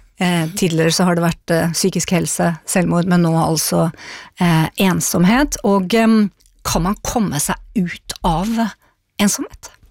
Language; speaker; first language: Norwegian; native; Norwegian